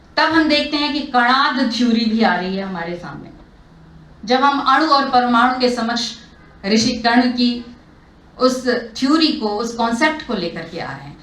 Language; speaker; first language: Hindi; native; Hindi